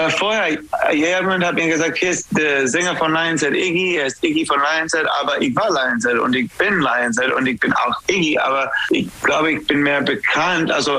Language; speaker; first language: German; non-native, fluent; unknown